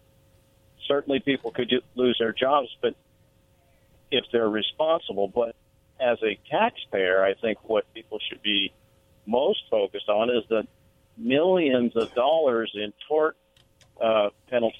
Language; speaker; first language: English; native; English